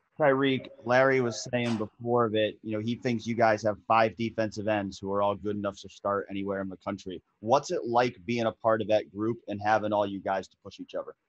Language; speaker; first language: English; native; English